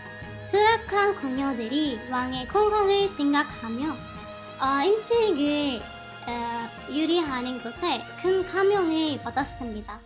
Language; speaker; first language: Korean; non-native, fluent; Arabic